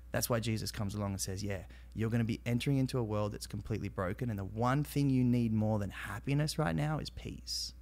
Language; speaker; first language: English; native; English